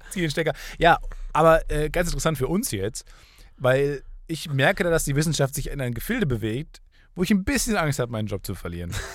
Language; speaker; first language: German; native; German